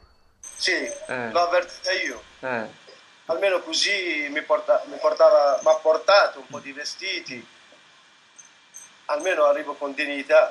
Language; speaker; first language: Italian; non-native, fluent; Arabic